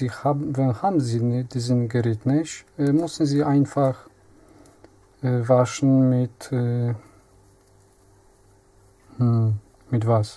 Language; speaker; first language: German; non-native, learner; Polish